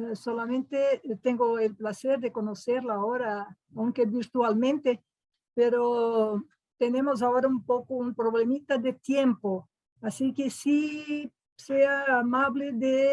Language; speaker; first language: Spanish; non-native, fluent; Portuguese